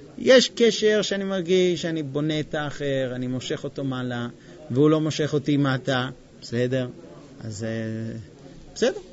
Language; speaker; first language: Hebrew; non-native, fluent; English